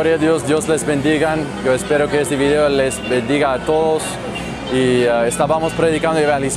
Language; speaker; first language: Spanish; non-native, learner; English